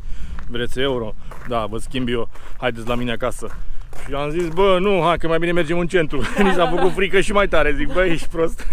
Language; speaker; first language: Romanian; native; Romanian